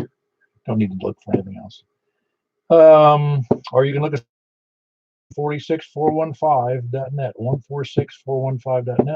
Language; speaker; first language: English; native; English